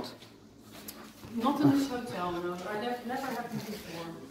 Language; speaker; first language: English; non-native, learner; Italian